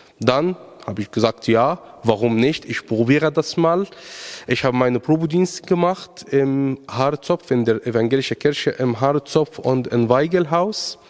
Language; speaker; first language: German; non-native, fluent; Arabic